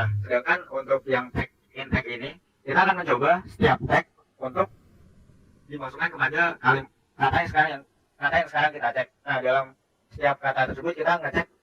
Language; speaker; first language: Indonesian; native; Indonesian